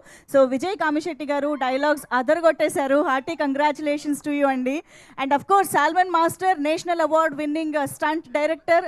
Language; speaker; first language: Telugu; native; Telugu